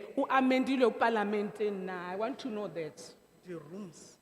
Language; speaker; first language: English; non-native, local second language; Northern Sotho